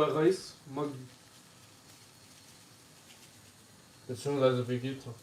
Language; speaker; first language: German; early bilingual, other home language; Kurdish